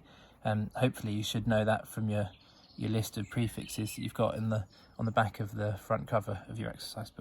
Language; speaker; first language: English; native; English